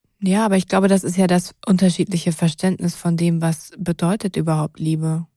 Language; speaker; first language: German; native; German